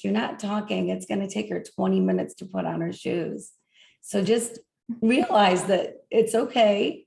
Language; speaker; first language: English; native; English